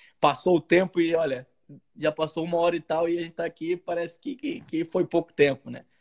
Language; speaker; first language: Portuguese; native; Portuguese